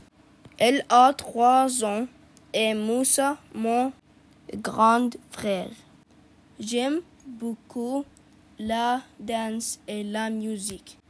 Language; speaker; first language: French; non-native, learner; Arabic